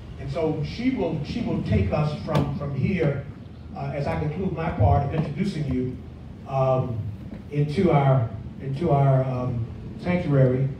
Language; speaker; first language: English; native; English